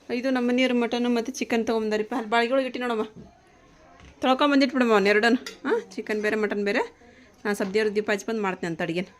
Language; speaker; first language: Kannada; native; Kannada